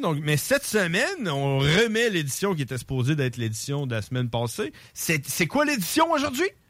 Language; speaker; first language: French; native; French